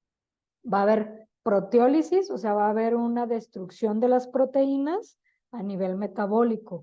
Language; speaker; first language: Spanish; native; Spanish